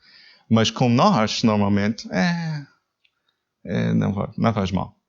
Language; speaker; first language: Portuguese; non-native, learner; English